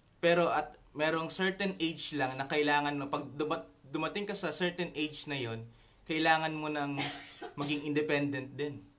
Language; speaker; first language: Filipino; native; Filipino